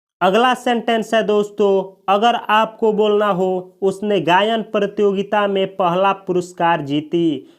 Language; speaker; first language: Hindi; native; Hindi